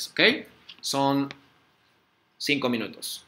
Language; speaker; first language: Spanish; non-native, fluent; Japanese